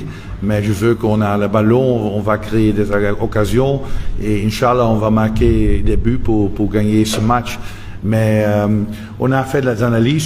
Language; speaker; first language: French; non-native, local second language; Dutch